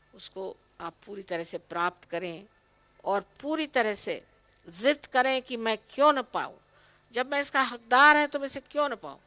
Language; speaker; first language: Hindi; non-native, local second language; Marathi